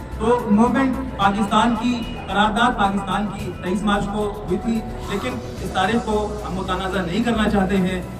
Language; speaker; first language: Urdu; native; Urdu